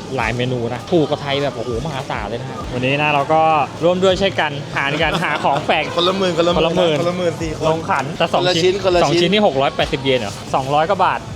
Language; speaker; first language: Thai; native; Thai